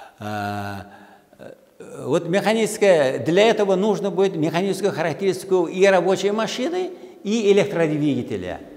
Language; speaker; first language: Russian; non-native, local second language; Uzbek